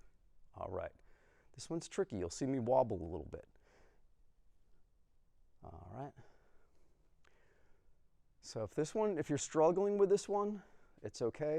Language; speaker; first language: English; native; English